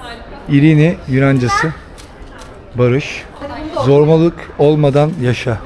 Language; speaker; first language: Turkish; native; Turkish